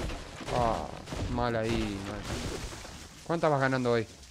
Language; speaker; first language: Spanish; native; Spanish